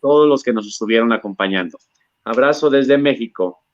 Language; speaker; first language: Spanish; native; Spanish